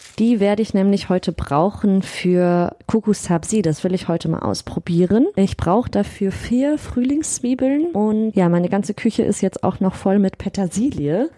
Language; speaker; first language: German; native; German